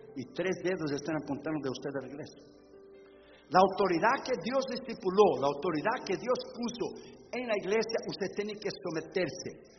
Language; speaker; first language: Spanish; non-native, fluent; Portuguese